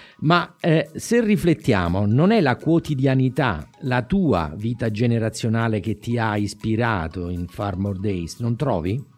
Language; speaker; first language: Italian; native; Italian